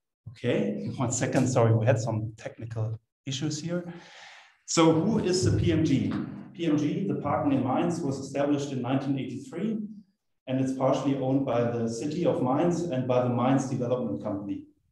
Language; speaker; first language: English; non-native, fluent; German